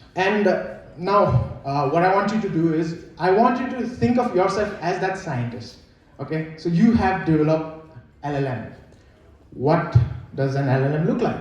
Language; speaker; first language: English; non-native, local second language; Nepali